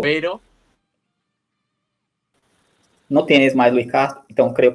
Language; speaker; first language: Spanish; non-native, learner; Portuguese